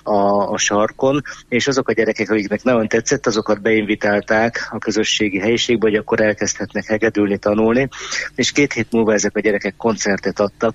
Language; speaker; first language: Hungarian; native; Hungarian